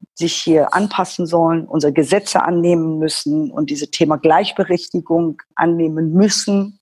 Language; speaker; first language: German; non-native, fluent; Persian